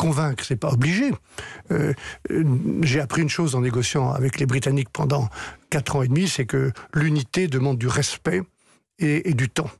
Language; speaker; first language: French; native; French